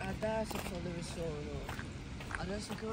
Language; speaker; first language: Italian; early bilingual, other home language; Filipino